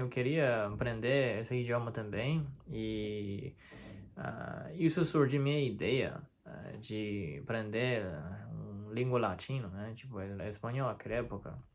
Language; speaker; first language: Portuguese; non-native, fluent; Chinese